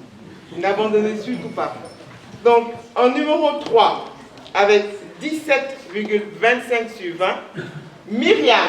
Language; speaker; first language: French; native; French